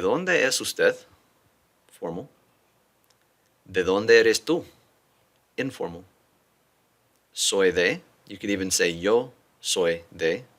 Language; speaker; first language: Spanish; non-native, fluent; English